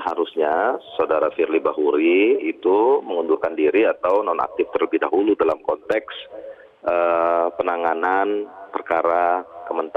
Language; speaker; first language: Indonesian; native; Indonesian